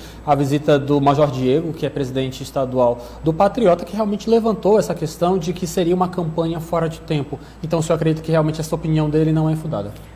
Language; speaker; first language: Portuguese; native; Portuguese